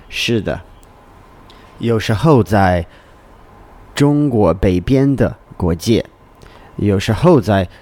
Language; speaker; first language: Chinese; non-native, learner; English